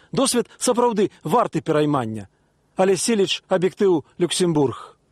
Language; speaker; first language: Belarusian; native; Belarusian